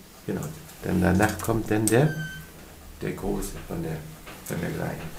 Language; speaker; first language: German; native; German